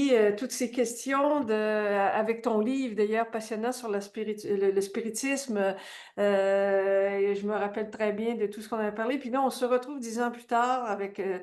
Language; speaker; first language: French; native; French